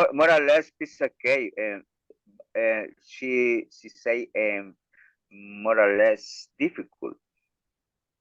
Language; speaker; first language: English; non-native, learner; Spanish